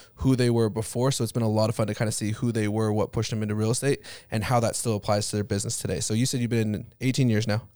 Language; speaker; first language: English; native; English